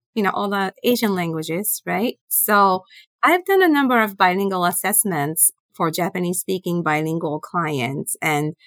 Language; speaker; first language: English; non-native, fluent; Japanese